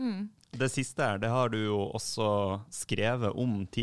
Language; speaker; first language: Norwegian; native; Norwegian